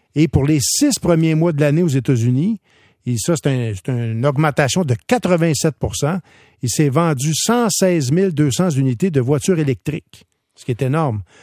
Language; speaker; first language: French; native; French